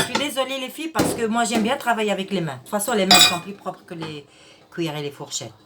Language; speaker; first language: French; non-native, local second language; Arabic